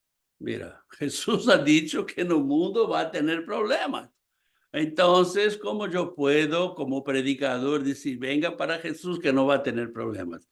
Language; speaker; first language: Spanish; non-native, fluent; Portuguese